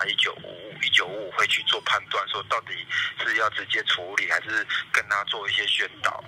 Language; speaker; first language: Chinese; native; Chinese